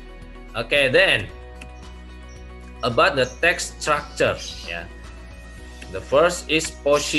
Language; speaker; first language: English; non-native, learner; Indonesian